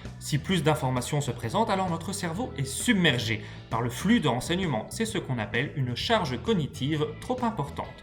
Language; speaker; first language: French; native; French